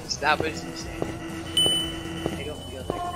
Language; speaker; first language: English; native; English